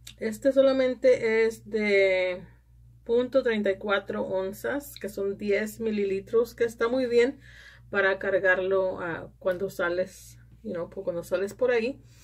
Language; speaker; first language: Spanish; early bilingual, heritage; Spanish